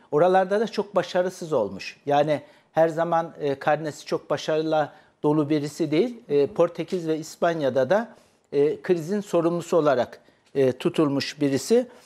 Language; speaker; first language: Turkish; native; Turkish